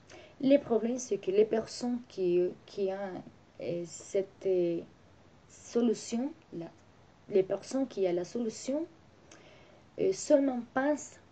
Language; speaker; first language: French; non-native, learner; Spanish